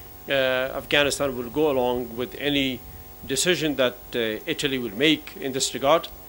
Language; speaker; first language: English; non-native, fluent; Pashto